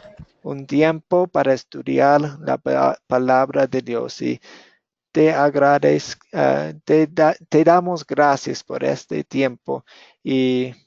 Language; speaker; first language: Spanish; non-native, fluent; English